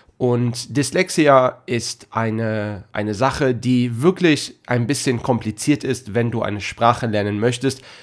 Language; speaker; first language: German; native; German